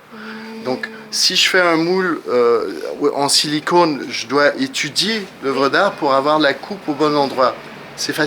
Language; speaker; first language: French; native; French